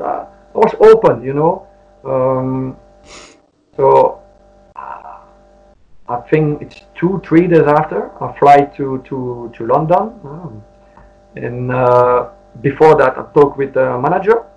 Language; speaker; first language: English; non-native, learner; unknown